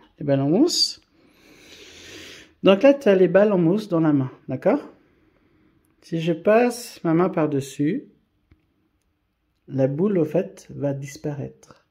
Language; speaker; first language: French; native; French